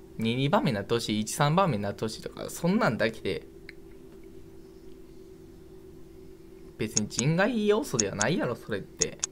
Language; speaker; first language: Japanese; native; Japanese